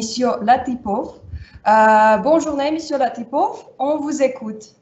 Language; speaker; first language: French; non-native, fluent; Russian